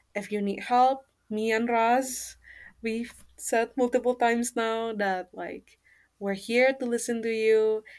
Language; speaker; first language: English; non-native, fluent; Indonesian